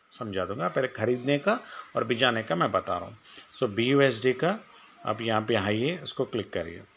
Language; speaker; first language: Hindi; non-native, local second language; Telugu